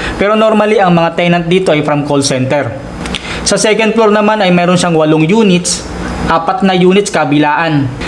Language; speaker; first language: Filipino; non-native, local second language; Waray